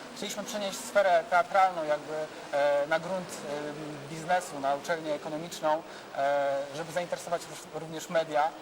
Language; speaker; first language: Polish; native; Polish